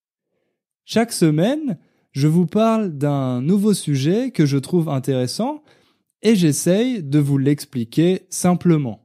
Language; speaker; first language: French; native; French